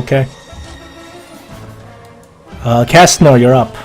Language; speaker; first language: English; native; English